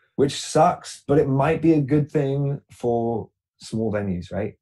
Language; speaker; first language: English; native; English